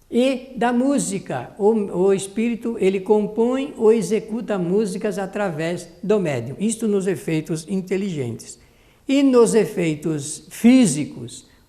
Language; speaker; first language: Portuguese; native; Portuguese